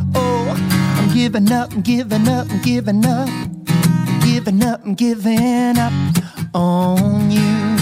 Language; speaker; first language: English; native; English